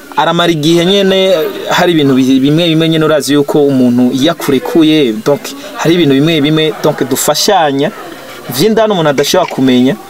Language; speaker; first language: Rundi; native; Rundi